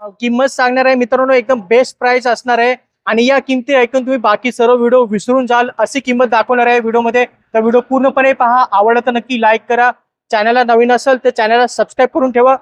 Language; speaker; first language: Marathi; native; Marathi